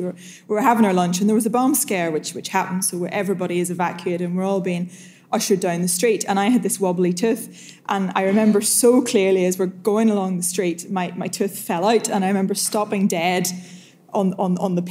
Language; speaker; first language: English; native; English